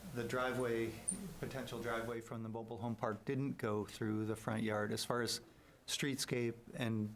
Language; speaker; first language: English; native; English